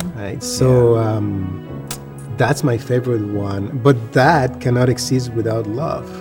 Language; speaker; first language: English; non-native, fluent; Spanish